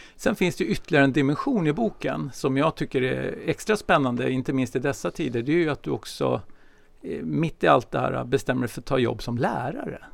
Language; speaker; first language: Swedish; native; Swedish